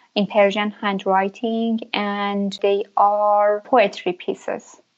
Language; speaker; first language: English; non-native, fluent; Persian